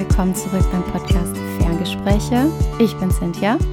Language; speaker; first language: German; native; German